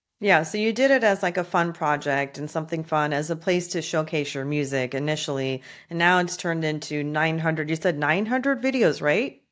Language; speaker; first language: English; native; English